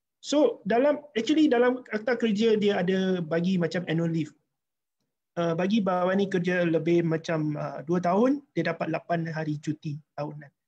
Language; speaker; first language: Malay; non-native, local second language; Chinese